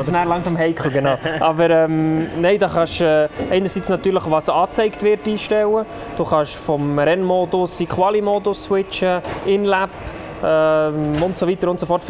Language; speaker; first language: German; native; German